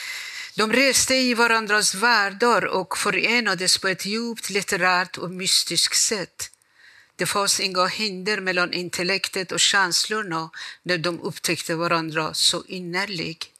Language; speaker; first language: Swedish; non-native, fluent; Persian